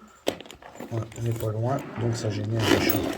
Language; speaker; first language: French; native; French